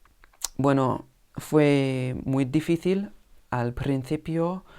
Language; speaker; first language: Spanish; non-native, fluent; English